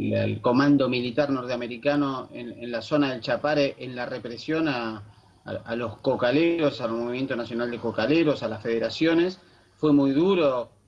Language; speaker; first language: Spanish; native; Spanish